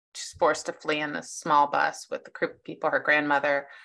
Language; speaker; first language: English; native; English